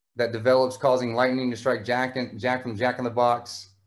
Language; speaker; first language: English; native; English